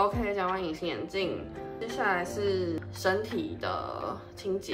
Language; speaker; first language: Chinese; native; Chinese